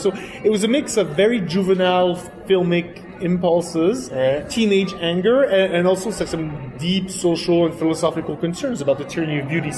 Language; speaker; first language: English; non-native, fluent; French